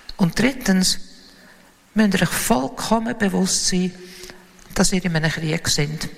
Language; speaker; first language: German; native; German